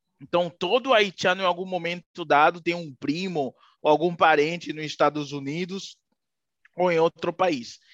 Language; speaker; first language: Portuguese; non-native, fluent; Haitian Creole